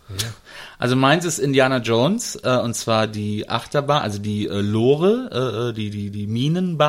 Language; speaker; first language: German; native; German